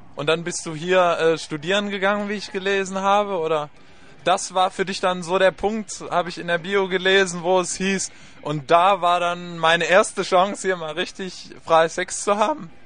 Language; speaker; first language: German; native; German